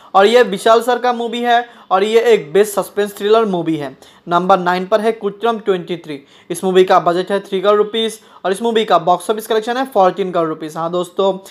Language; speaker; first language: Hindi; non-native, local second language; Bangla